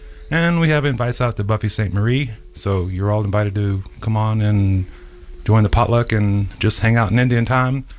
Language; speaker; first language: English; native; English